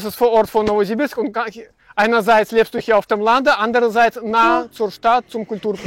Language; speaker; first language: German; non-native, fluent; Russian